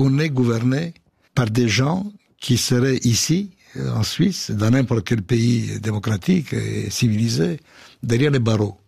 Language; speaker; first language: French; non-native, fluent; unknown